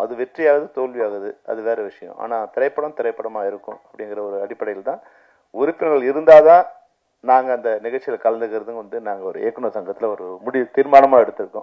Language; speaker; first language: Tamil; native; Tamil